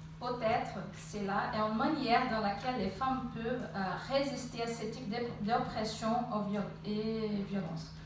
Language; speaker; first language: French; non-native, fluent; Portuguese